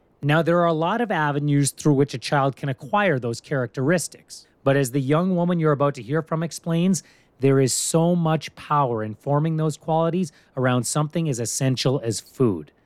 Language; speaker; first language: English; native; English